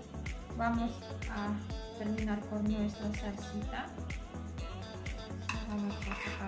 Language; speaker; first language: Spanish; non-native, learner; Polish